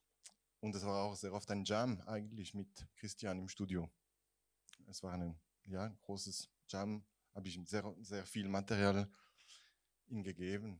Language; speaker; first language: German; non-native, fluent; French